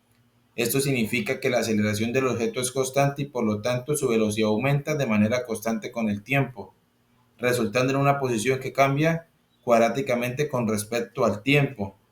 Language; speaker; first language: Spanish; native; Spanish